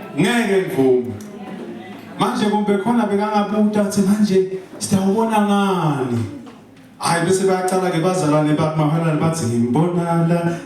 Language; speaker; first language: Zulu; non-native, local second language; Swati